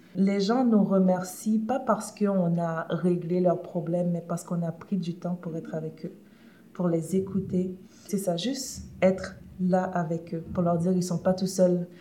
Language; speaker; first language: French; early bilingual, other home language; Haitian Creole